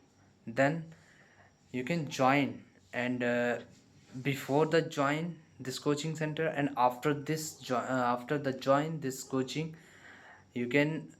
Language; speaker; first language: English; non-native, learner; Hindi